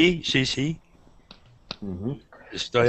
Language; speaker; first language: Spanish; non-native, learner; English